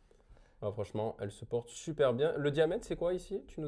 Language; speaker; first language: French; native; French